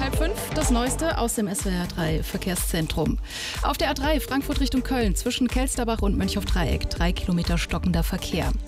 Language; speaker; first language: German; native; German